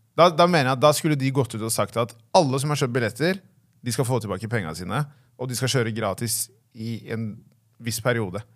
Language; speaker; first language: Norwegian; native; Norwegian